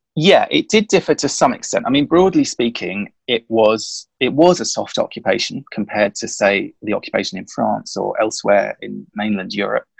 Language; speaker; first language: English; native; English